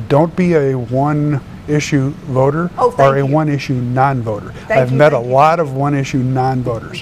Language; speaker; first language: English; native; English